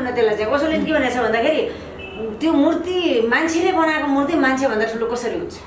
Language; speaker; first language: Nepali; native; Nepali